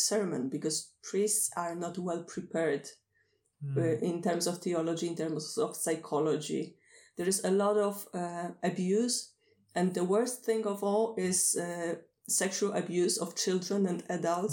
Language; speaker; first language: English; non-native, fluent; Polish